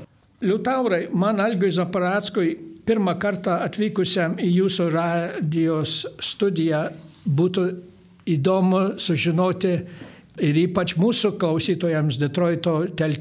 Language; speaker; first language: Lithuanian; early bilingual, heritage; Lithuanian